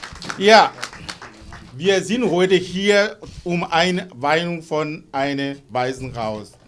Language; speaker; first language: German; non-native, fluent; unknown